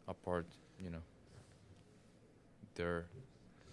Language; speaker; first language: English; non-native, learner; Spanish